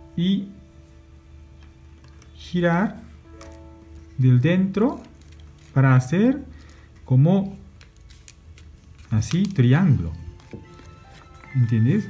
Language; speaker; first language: Spanish; non-native, learner; Japanese